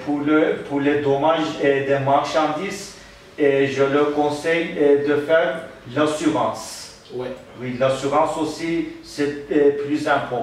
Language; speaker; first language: French; non-native, learner; Turkish